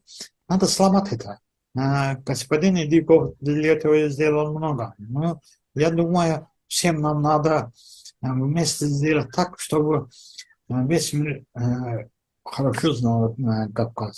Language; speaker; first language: Russian; non-native, fluent; Azerbaijani